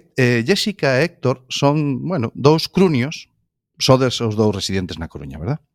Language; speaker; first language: Galician; non-native, local second language; Spanish